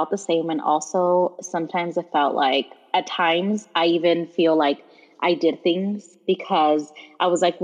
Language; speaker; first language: English; early bilingual, other home language; Spanish